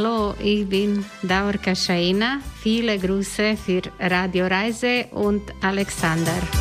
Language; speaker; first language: German; non-native, learner; Croatian